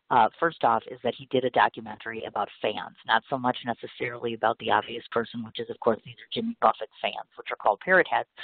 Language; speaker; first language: English; native; English